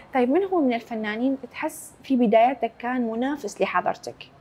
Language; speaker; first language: Arabic; native; Arabic